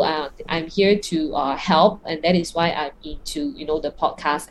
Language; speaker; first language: English; non-native, local second language; Cantonese